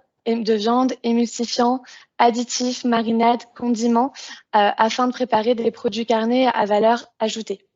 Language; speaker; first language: French; native; French